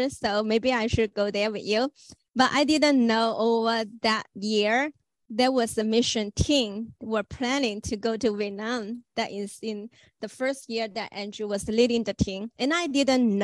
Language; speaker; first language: English; non-native, fluent; Chinese